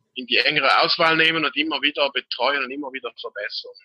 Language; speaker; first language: German; native; German